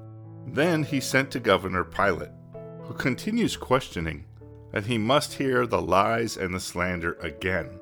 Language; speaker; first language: English; native; English